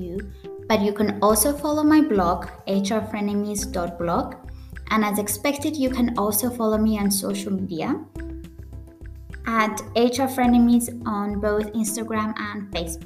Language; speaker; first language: English; non-native, fluent; Greek